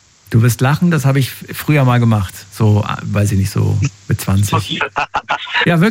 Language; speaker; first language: German; native; German